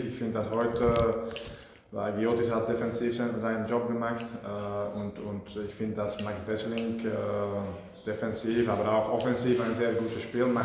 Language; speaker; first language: German; non-native, fluent; Dutch